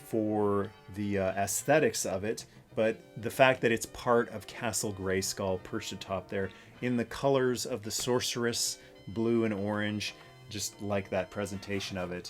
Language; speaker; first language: English; native; English